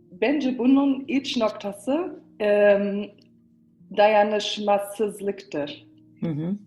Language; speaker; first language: Turkish; early bilingual, heritage; Turkish